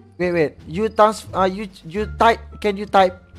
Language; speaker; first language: English; non-native, learner; Malay